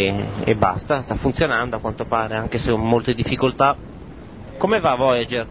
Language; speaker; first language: Italian; native; Italian